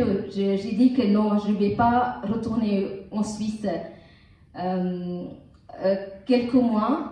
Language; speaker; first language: French; non-native, learner; Tamil